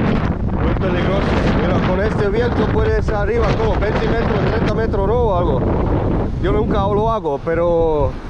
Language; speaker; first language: Spanish; non-native, learner; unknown